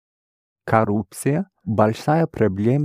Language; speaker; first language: Russian; non-native, learner; English